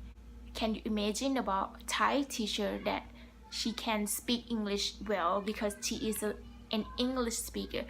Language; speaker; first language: English; non-native, learner; Thai